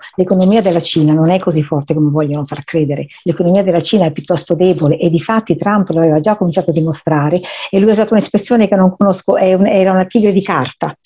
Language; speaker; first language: Italian; native; Italian